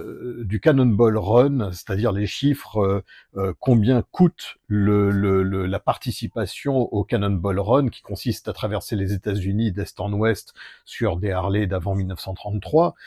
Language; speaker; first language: French; native; French